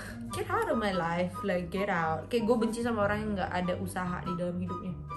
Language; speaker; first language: Indonesian; early bilingual, heritage; Indonesian